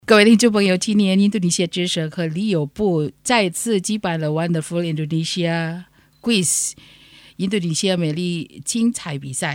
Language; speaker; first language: Chinese; non-native, learner; Indonesian